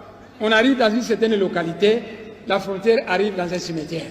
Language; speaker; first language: French; non-native, local second language; Kongo